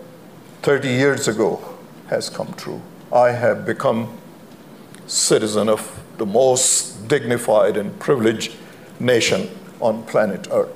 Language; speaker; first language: English; non-native, local second language; Punjabi